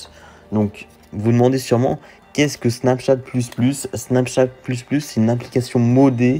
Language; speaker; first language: French; native; French